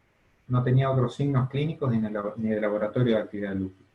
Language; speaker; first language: Spanish; native; Spanish